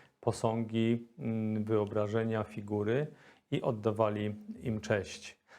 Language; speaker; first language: Polish; native; Polish